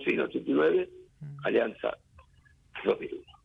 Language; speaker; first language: Spanish; native; Spanish